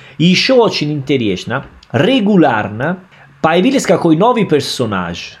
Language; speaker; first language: Russian; non-native, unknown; Italian